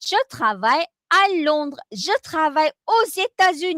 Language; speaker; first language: French; non-native, fluent; Malay